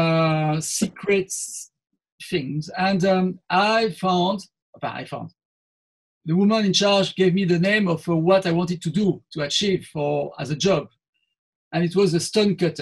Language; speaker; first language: English; non-native, fluent; French